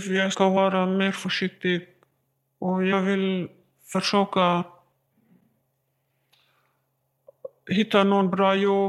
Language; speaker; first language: Swedish; non-native, learner; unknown